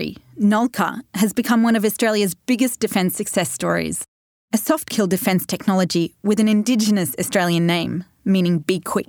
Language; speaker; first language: English; native; English